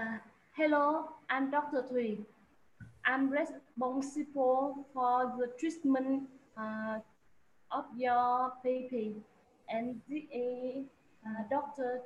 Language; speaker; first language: English; non-native, learner; Vietnamese